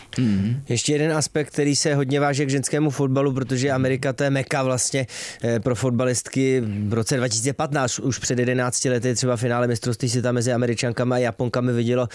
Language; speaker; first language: Czech; native; Czech